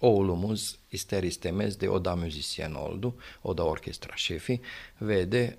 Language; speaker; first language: Turkish; non-native, fluent; Romanian